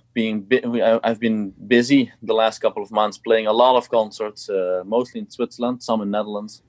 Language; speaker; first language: English; non-native, fluent; Dutch